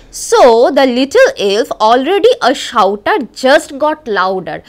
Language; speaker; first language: English; non-native, local second language; Bangla